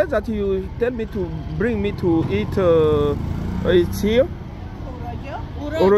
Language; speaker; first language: English; non-native, learner; Lingala